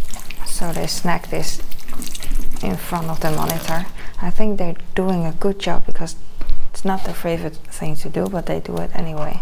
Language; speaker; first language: English; non-native, fluent; Dutch